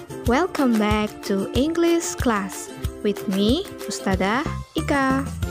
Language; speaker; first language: English; non-native, fluent; Indonesian